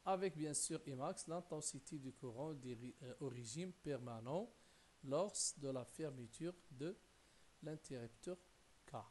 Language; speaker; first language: French; non-native, local second language; Arabic